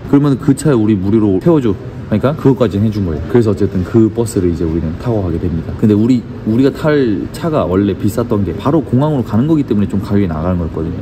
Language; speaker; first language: Korean; native; Korean